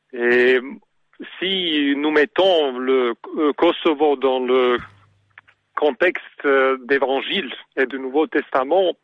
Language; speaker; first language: French; non-native, learner; Serbian